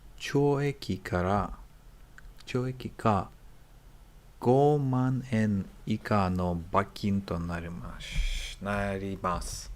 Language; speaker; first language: Japanese; non-native, learner; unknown